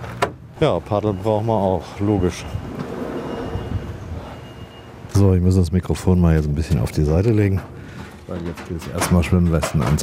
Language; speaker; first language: German; native; German